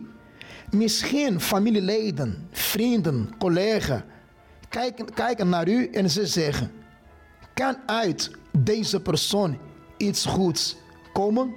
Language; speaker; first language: Dutch; non-native, fluent; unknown